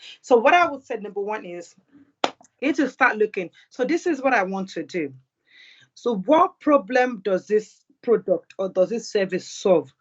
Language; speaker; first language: English; non-native, local second language; Yoruba